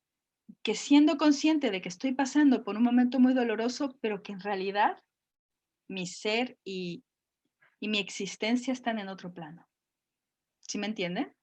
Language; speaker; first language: Spanish; native; Spanish